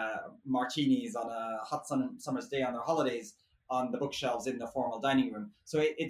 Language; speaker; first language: English; native; English